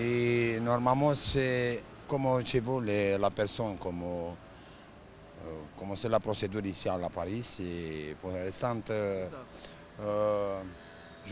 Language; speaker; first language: French; non-native, learner; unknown